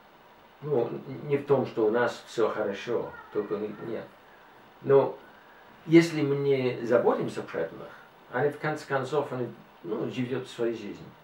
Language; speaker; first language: Russian; non-native, fluent; English